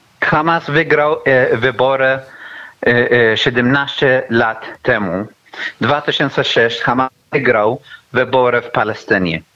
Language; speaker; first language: Polish; non-native, learner; Arabic